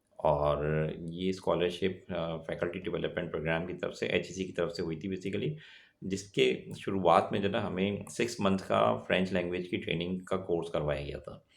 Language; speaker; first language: Urdu; native; Urdu